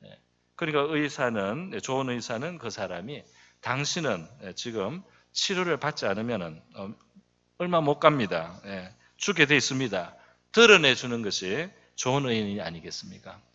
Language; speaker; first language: Korean; native; Korean